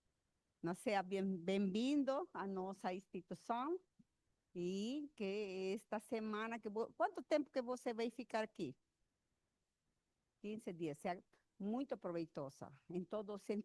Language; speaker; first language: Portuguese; non-native, learner; Spanish